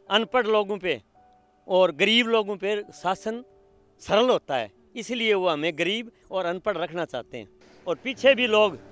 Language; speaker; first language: Hindi; native; Hindi